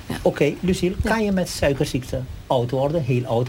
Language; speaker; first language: Dutch; native; Dutch